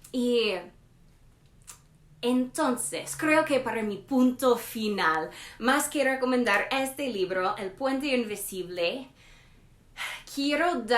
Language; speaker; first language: Spanish; non-native, learner; English